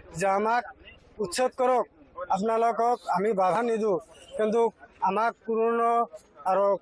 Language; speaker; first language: Assamese; non-native, local second language; Bangla